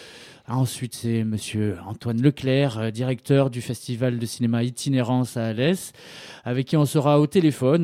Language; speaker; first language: French; native; French